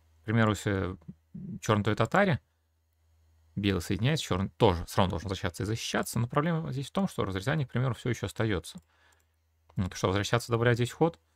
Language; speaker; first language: Russian; native; Russian